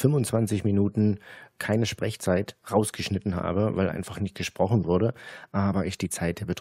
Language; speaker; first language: German; native; German